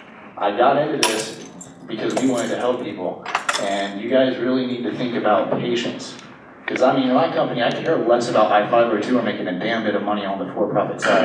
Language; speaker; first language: English; native; English